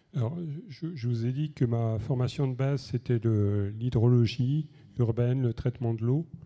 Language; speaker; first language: French; native; French